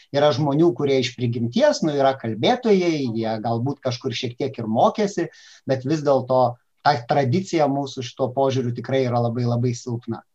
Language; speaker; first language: Lithuanian; native; Lithuanian